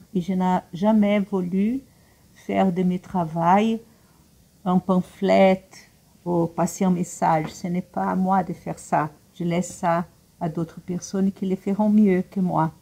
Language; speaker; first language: French; non-native, fluent; Portuguese